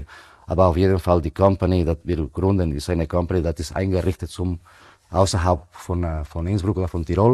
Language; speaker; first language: German; non-native, fluent; Spanish